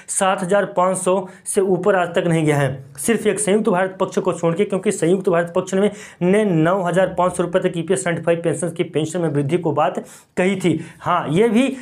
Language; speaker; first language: Hindi; native; Hindi